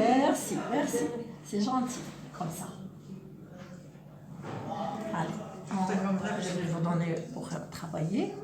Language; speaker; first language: French; non-native, local second language; Arabic